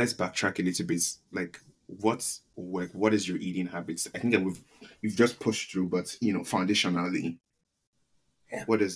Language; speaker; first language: English; non-native, local second language; Yoruba